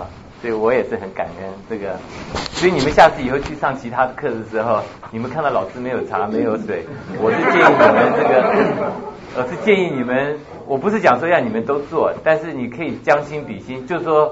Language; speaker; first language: Chinese; native; Chinese